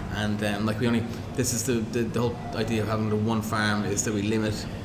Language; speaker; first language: English; native; English